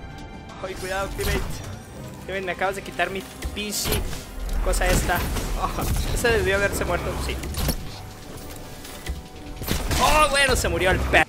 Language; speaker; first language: Spanish; native; Spanish